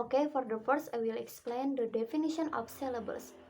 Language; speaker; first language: English; non-native, learner; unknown